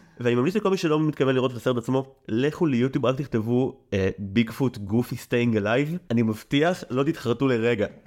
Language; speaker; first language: Hebrew; native; Hebrew